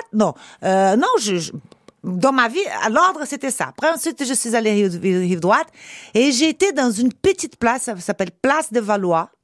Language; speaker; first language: French; non-native, fluent; Portuguese